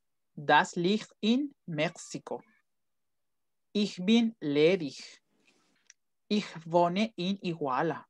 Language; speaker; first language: German; non-native, fluent; Spanish